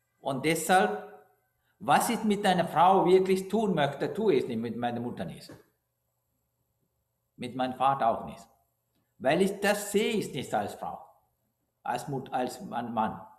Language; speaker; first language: German; non-native, fluent; Sinhala